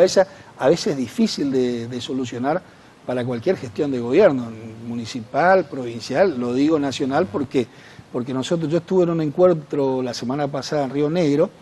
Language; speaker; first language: Spanish; native; Spanish